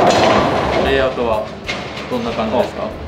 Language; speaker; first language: Japanese; native; Japanese